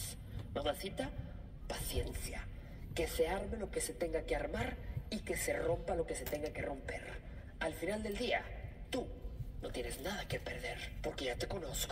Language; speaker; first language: Spanish; native; Spanish